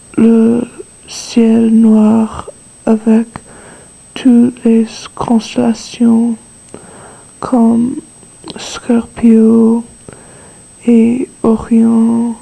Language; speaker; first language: French; non-native, learner; English